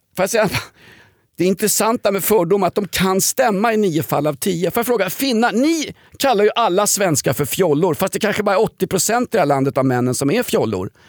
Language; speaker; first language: Swedish; native; Swedish